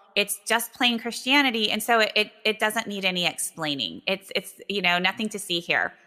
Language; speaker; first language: English; native; English